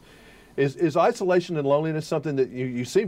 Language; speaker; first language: English; native; English